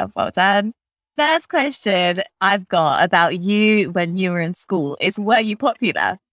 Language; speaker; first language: English; native; English